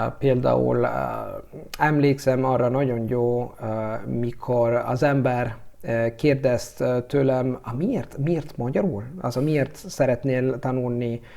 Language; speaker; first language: Hungarian; non-native, learner; Italian